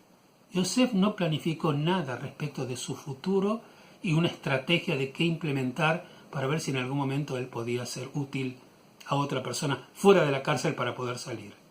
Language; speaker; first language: Spanish; native; Spanish